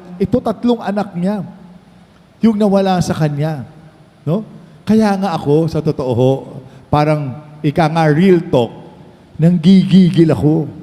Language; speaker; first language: Filipino; native; Filipino